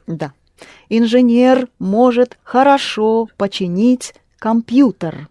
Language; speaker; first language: Russian; non-native, fluent; English